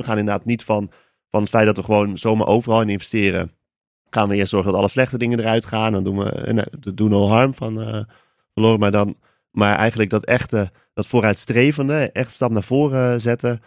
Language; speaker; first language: Dutch; native; Dutch